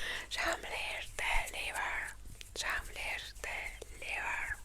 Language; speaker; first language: French; non-native, learner; Russian